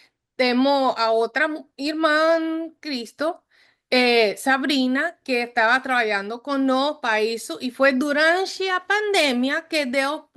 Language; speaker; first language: Spanish; non-native, fluent; English